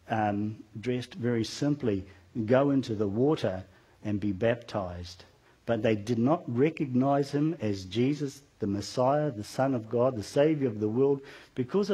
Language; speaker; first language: English; native; English